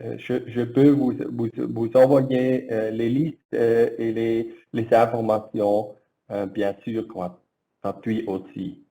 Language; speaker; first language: French; non-native, learner; German